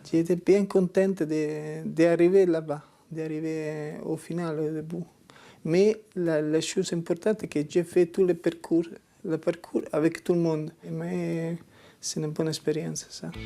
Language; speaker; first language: French; non-native, learner; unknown